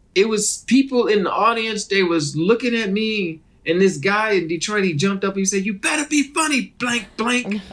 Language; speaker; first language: English; native; English